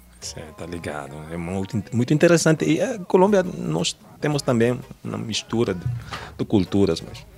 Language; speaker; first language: Portuguese; non-native, fluent; Spanish